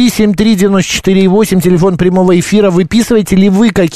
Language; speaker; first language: Russian; native; Russian